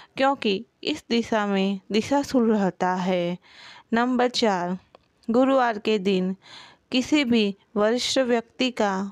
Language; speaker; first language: Hindi; non-native, local second language; Gujarati